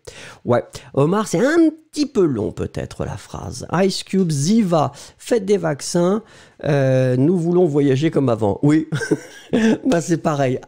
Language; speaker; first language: French; native; French